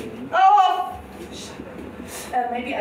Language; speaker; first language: English; non-native, fluent; German